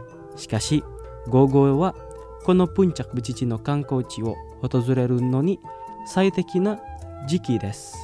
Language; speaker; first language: Japanese; non-native, fluent; Indonesian